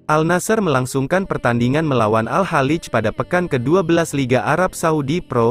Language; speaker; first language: Indonesian; native; Indonesian